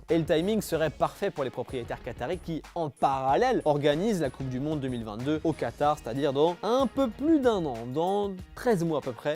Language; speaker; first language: French; native; French